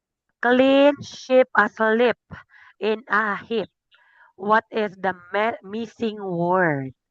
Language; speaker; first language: English; non-native, fluent; Filipino